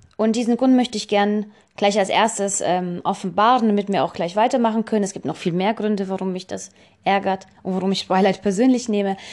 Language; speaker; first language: German; non-native, fluent; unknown